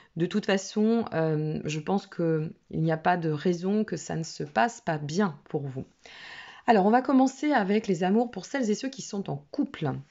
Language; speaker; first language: French; native; French